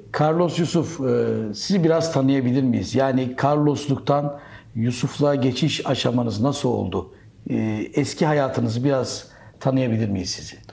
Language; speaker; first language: Turkish; native; Turkish